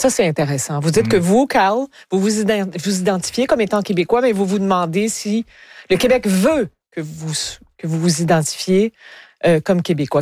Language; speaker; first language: French; native; French